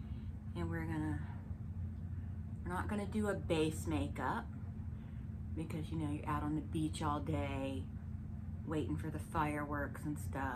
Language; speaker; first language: English; native; English